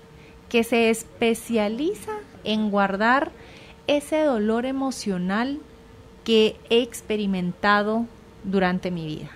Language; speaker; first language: Spanish; native; Spanish